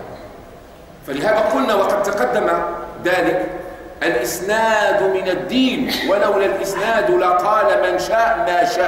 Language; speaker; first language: Arabic; native; Arabic